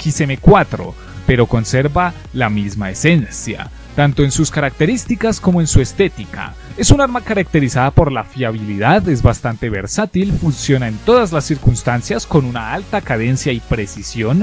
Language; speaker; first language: Spanish; native; Spanish